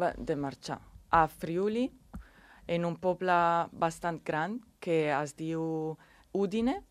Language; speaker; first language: Catalan; non-native, learner; Italian